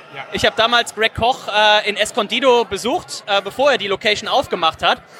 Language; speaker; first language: German; native; German